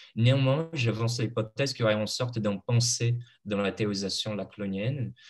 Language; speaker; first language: French; non-native, fluent; Portuguese